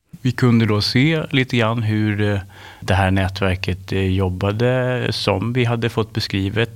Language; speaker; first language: Swedish; native; Swedish